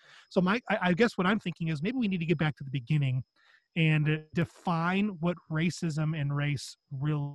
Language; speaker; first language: English; native; English